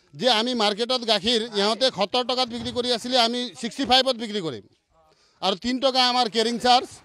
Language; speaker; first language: Assamese; non-native, local second language; Nepali